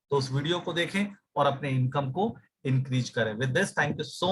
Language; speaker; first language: Hindi; native; Hindi